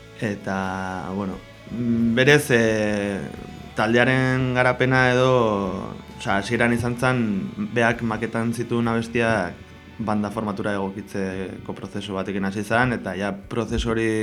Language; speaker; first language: Basque; native; Basque